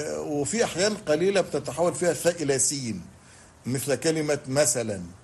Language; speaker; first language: Arabic; native; Arabic